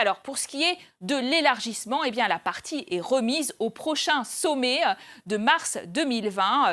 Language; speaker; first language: French; native; French